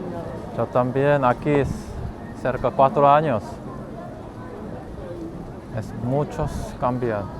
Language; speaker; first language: Spanish; non-native, learner; Korean